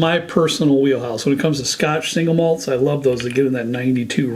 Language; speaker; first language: English; native; English